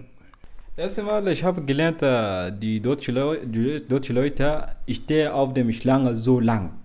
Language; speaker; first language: German; non-native, learner; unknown